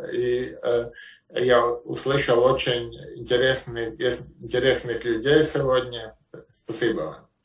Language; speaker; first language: Russian; non-native, fluent; Latvian